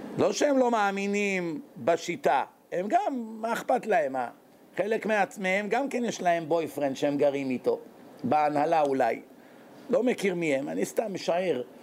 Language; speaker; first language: Hebrew; native; Hebrew